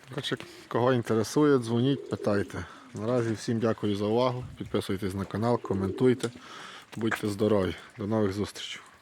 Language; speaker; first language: Ukrainian; native; Ukrainian